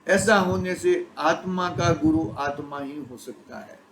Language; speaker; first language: Hindi; non-native, local second language; Gujarati